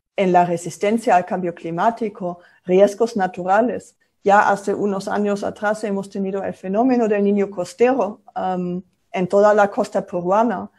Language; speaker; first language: Spanish; non-native, fluent; German